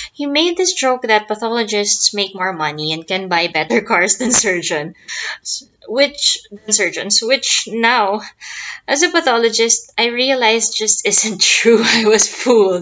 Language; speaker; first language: English; non-native, local second language; Filipino